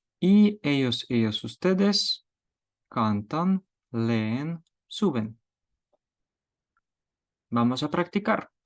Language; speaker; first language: Spanish; non-native, fluent; Ukrainian